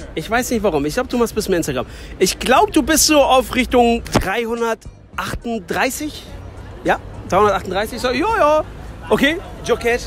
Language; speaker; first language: German; early bilingual, other home language; Turkish